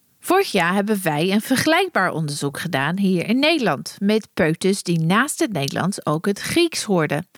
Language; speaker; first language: Dutch; non-native, fluent; English